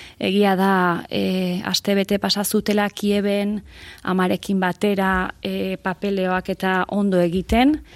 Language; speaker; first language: Basque; native; Basque